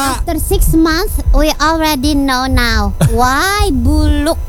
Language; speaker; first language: English; non-native, learner; Indonesian